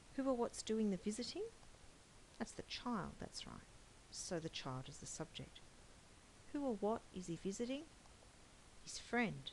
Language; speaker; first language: English; native; English